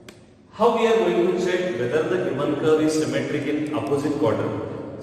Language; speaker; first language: English; non-native, local second language; Marathi